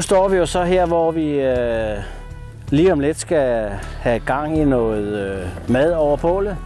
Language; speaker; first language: Danish; native; Danish